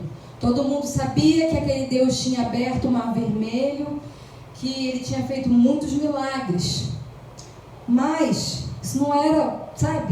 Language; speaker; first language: Portuguese; native; Portuguese